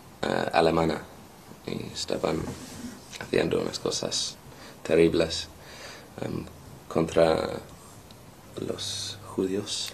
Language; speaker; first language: Spanish; non-native, fluent; English